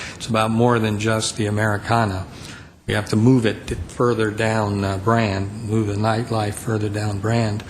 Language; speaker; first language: English; native; English